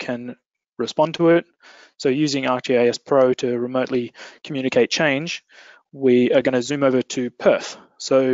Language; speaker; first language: English; native; English